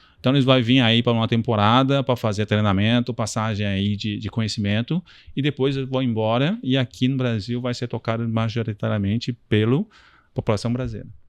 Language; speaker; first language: Portuguese; non-native, fluent; Chinese